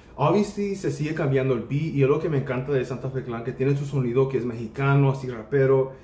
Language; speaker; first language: Spanish; native; Spanish